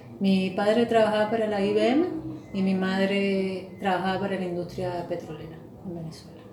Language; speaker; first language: Spanish; native; Spanish